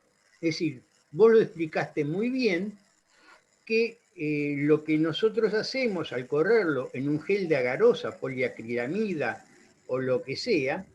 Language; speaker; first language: Spanish; native; Spanish